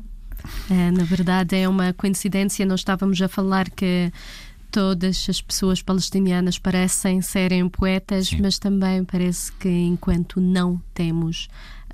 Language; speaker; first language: Portuguese; non-native, fluent; Arabic